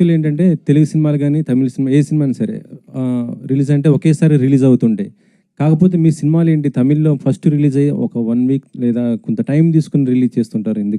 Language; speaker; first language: Telugu; native; Telugu